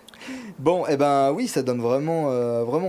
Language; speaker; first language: French; native; French